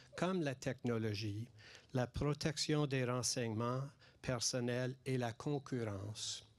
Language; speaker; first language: French; non-native, local second language; English